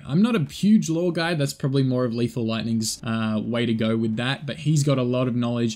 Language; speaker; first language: English; native; English